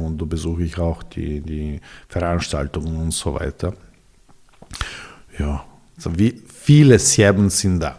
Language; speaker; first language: German; non-native, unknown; Serbian